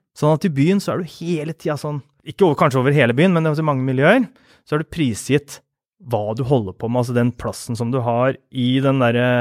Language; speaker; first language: Norwegian; native; Norwegian